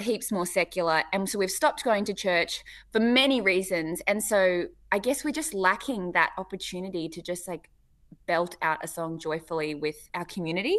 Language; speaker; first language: English; native; English